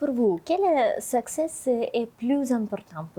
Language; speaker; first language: French; non-native, learner; Russian